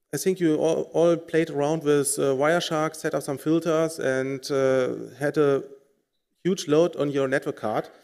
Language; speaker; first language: English; non-native, fluent; German